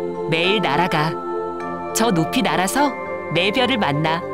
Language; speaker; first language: Korean; native; Korean